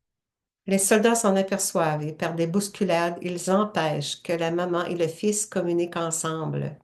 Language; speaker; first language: French; native; French